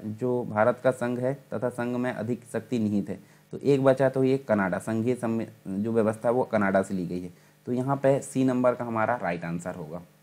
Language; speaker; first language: Hindi; native; Hindi